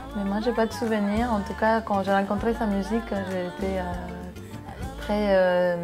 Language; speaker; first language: French; non-native, fluent; Spanish